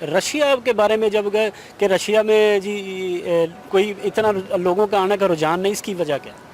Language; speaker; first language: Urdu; non-native, local second language; Punjabi